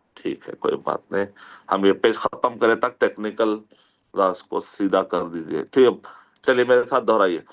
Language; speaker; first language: Urdu; native; Urdu